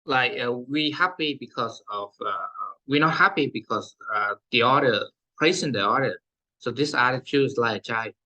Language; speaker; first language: English; non-native, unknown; Vietnamese